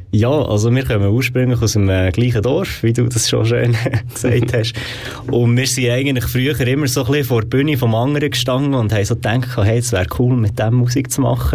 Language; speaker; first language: German; native; German